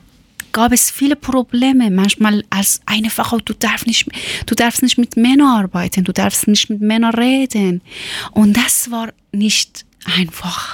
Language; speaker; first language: German; non-native, learner; Persian